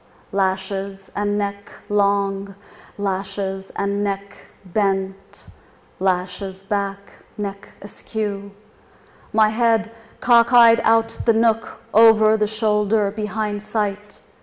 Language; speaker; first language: English; non-native, fluent; Persian